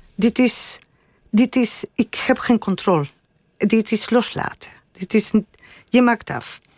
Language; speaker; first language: Dutch; non-native, fluent; Spanish